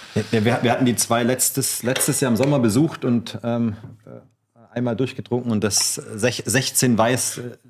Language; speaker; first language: German; native; German